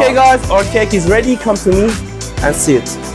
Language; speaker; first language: English; non-native, learner; Persian